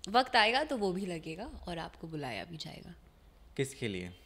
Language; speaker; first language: Hindi; native; Hindi